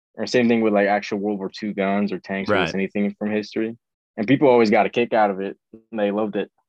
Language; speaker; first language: English; native; English